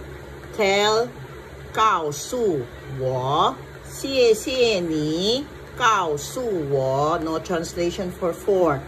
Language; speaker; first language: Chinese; non-native, fluent; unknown